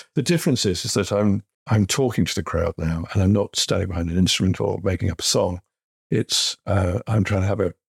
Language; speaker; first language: English; native; English